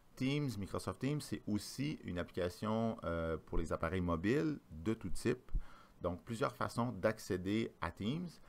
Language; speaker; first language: French; native; French